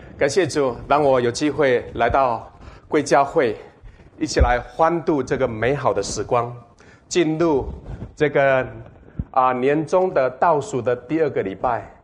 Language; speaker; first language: Chinese; non-native, local second language; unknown